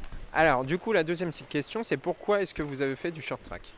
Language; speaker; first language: French; native; French